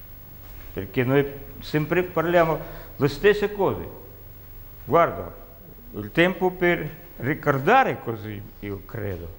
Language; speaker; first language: Italian; non-native, learner; Russian